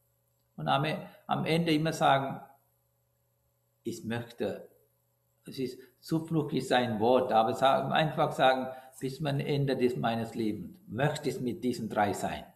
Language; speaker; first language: German; non-native, learner; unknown